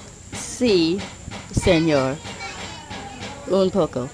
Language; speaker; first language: Spanish; non-native, learner; English